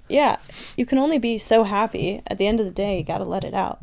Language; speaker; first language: English; native; English